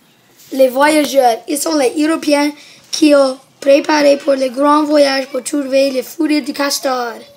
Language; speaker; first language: French; non-native, learner; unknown